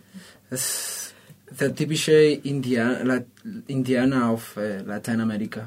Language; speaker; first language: German; non-native, learner; Spanish